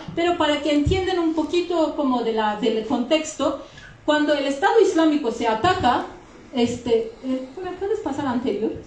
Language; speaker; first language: Spanish; non-native, fluent; Kurdish